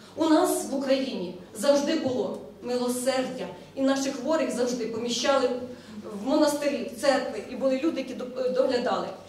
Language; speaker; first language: Ukrainian; native; Ukrainian